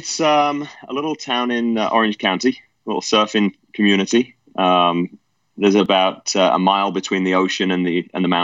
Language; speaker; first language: English; native; English